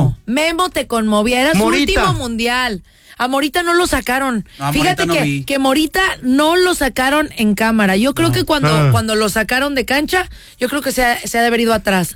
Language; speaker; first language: Spanish; native; Spanish